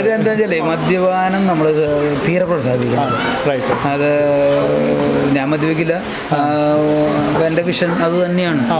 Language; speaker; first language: Malayalam; native; Malayalam